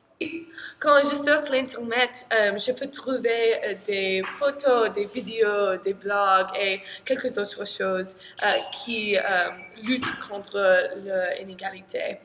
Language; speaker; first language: French; non-native, learner; English